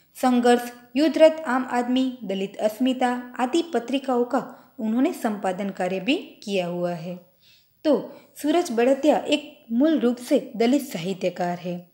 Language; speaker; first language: Hindi; non-native, local second language; Gujarati